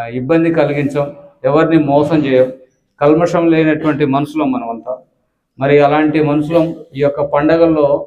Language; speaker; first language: Telugu; non-native, local second language; Koya